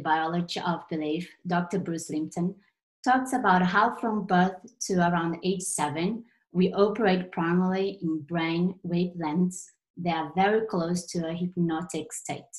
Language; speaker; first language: English; non-native, fluent; Portuguese